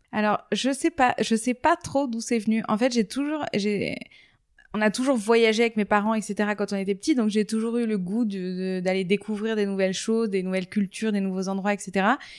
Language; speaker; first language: French; native; French